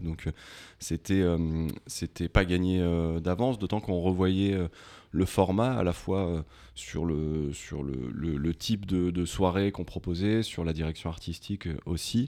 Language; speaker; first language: French; native; French